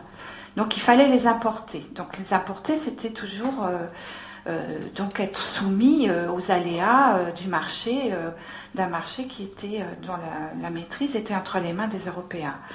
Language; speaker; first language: French; native; French